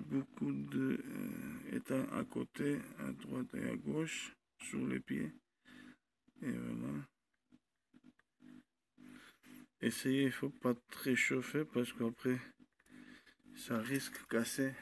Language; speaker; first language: French; non-native, learner; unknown